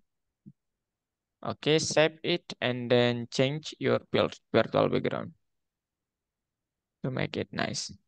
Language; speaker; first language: English; non-native, fluent; Indonesian